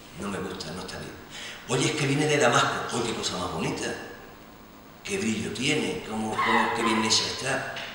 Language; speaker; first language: Spanish; native; Spanish